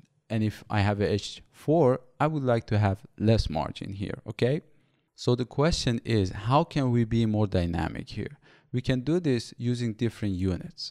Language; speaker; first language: English; non-native, fluent; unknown